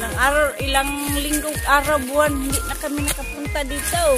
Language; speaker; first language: Filipino; non-native, local second language; Cebuano